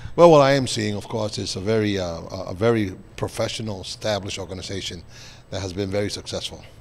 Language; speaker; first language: English; native; English